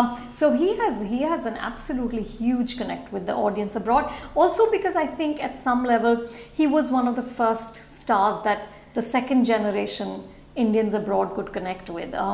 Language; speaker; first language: English; non-native, local second language; Hindi